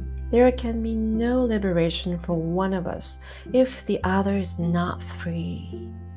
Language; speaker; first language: English; non-native, fluent; Japanese